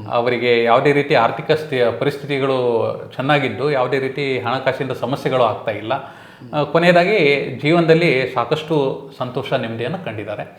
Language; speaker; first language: Kannada; native; Kannada